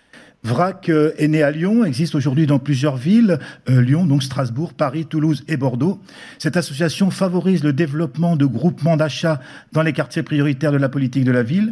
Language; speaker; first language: French; native; French